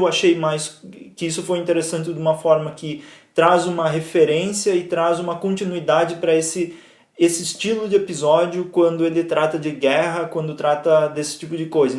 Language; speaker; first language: Portuguese; native; Portuguese